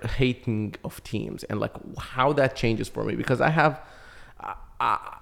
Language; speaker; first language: English; early bilingual, other home language; Arabic